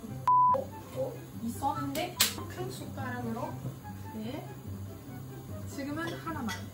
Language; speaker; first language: Korean; non-native, learner; French